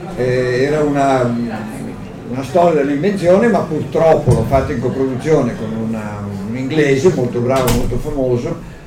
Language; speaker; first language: Italian; native; Italian